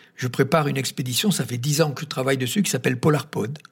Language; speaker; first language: French; native; French